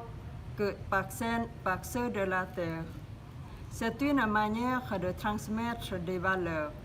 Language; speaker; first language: French; non-native, fluent; Lao